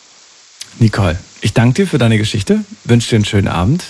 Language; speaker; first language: German; native; German